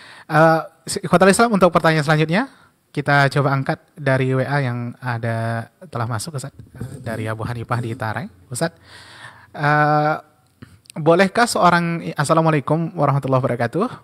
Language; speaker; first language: Indonesian; native; Indonesian